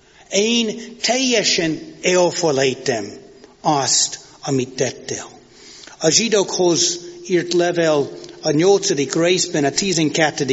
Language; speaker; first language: Hungarian; non-native, fluent; English